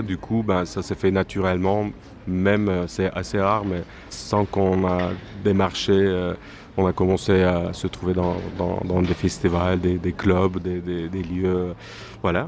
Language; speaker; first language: French; non-native, fluent; Turkish